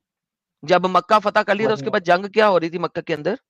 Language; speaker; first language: Urdu; native; Urdu